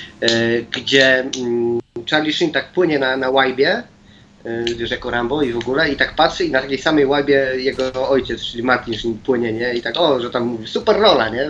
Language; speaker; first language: Polish; native; Polish